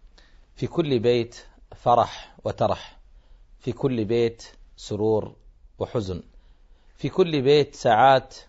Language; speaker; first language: Arabic; native; Arabic